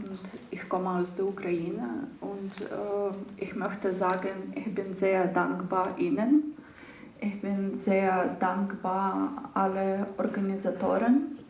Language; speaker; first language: German; non-native, learner; Ukrainian